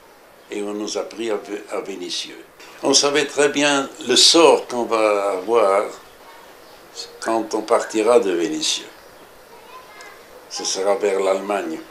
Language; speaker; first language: French; early bilingual, other home language; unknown